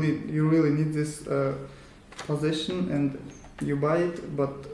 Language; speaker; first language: English; non-native, learner; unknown